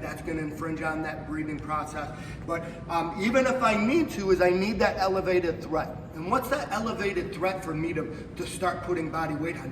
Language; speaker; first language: English; native; English